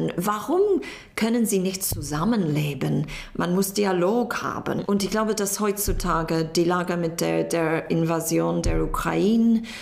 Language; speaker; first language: German; non-native, fluent; English